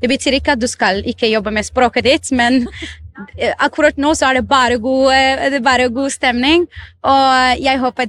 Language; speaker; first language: Norwegian; non-native, learner; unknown